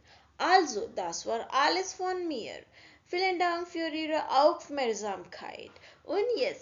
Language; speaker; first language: German; non-native, learner; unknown